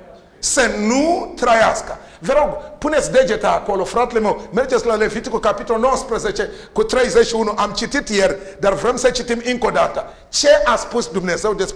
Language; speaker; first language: Romanian; non-native, learner; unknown